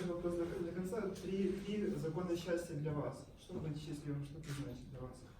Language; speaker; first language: Russian; native; Russian